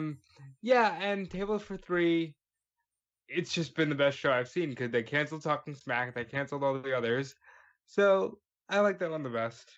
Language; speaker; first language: English; native; English